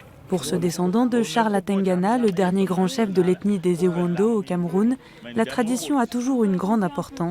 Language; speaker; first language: French; native; French